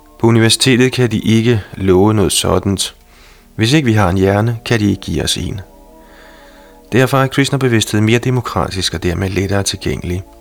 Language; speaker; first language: Danish; native; Danish